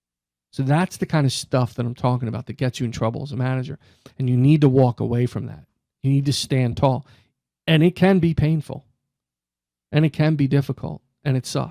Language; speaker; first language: English; native; English